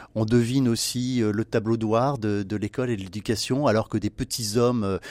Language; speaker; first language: French; native; French